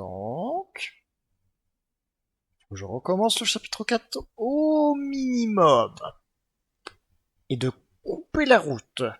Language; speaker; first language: French; native; French